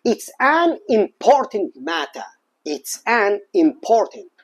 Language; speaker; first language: English; non-native, fluent; Arabic